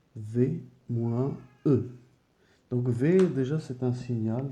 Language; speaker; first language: French; non-native, local second language; Arabic